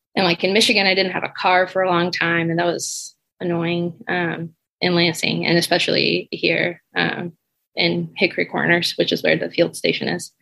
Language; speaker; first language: English; non-native, fluent; Portuguese